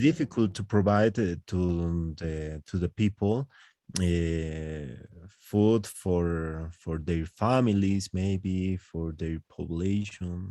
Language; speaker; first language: English; non-native, learner; Spanish